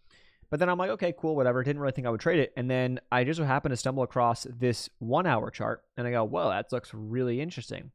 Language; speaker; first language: English; native; English